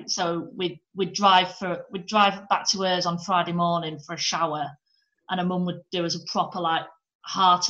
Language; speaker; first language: English; native; English